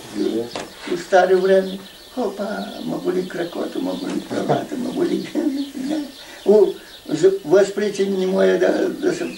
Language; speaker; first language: Bulgarian; early bilingual, heritage; Bulgarian